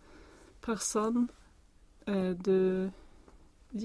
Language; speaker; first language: French; non-native, learner; Swedish